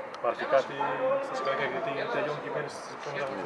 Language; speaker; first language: Greek; native; Greek